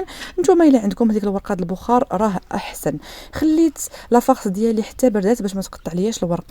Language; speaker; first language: Arabic; native; Arabic